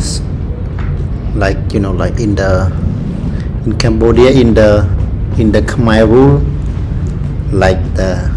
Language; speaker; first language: English; non-native, learner; Khmer